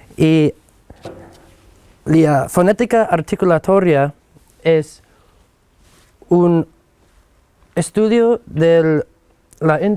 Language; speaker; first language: Spanish; non-native, fluent; English